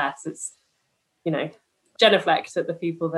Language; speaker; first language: English; native; English